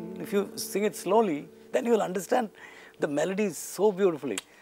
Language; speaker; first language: English; non-native, local second language; Tamil